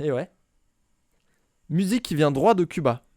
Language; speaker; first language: French; native; French